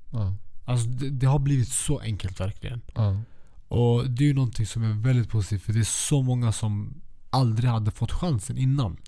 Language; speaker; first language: Swedish; early bilingual, other home language; Kurdish